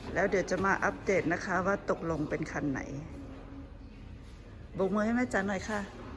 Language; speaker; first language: Thai; native; Thai